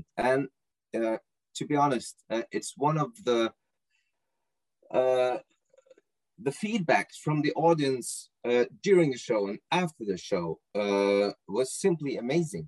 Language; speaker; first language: English; non-native, fluent; Norwegian